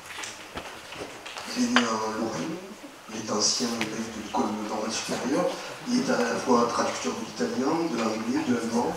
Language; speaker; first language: French; native; French